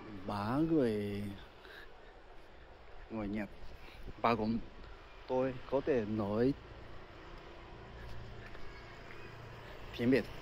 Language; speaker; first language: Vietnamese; non-native, learner; Japanese